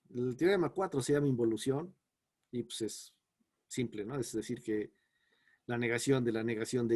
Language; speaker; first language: Spanish; native; Spanish